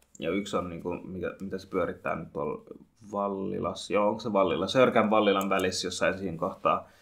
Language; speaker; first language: Finnish; early bilingual, other home language; Bangla